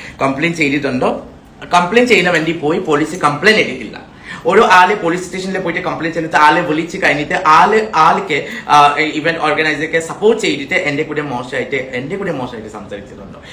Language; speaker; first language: Malayalam; non-native, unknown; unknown